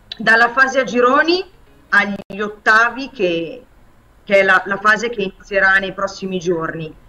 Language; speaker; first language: Italian; native; Italian